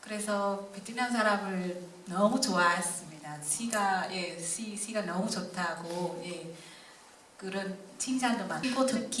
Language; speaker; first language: Korean; non-native, fluent; Vietnamese